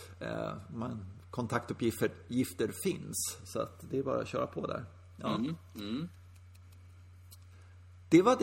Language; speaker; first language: Swedish; native; Swedish